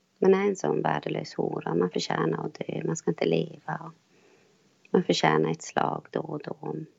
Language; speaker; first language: Swedish; native; Swedish